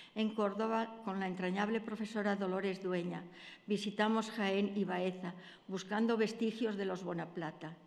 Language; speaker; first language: Spanish; native; Spanish